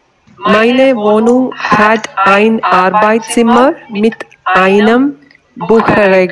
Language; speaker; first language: German; non-native, learner; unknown